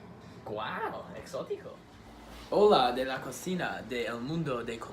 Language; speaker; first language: Spanish; non-native, learner; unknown